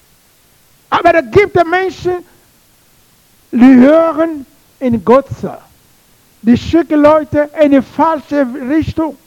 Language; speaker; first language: German; non-native, learner; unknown